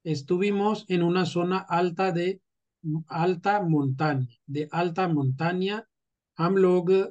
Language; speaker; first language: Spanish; non-native, fluent; Urdu